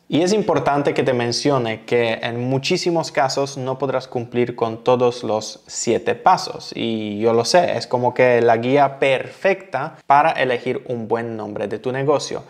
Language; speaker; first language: Spanish; non-native, fluent; Polish